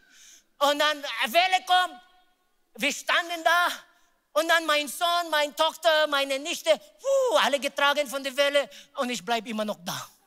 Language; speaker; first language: German; non-native, learner; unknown